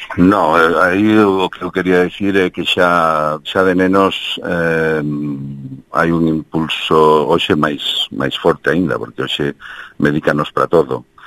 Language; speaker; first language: Galician; early bilingual, heritage; Galician